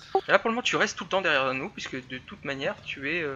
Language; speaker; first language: French; native; French